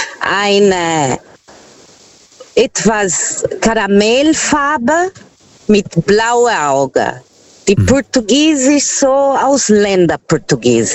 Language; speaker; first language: German; non-native, fluent; Portuguese